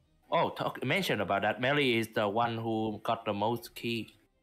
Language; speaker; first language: English; non-native, learner; Vietnamese